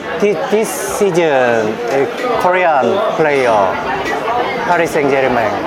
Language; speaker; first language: English; non-native, learner; Korean